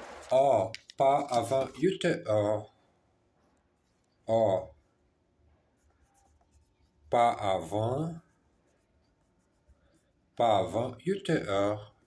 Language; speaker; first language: French; non-native, learner; Portuguese